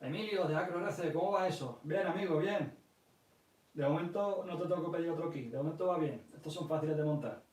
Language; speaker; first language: Spanish; early bilingual, other home language; English